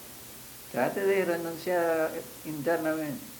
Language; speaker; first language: Spanish; non-native, fluent; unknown